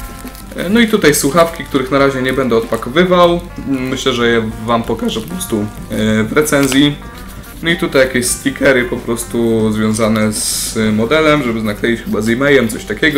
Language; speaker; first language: Polish; native; Polish